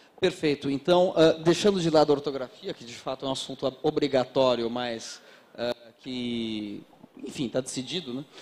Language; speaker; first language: Portuguese; native; Portuguese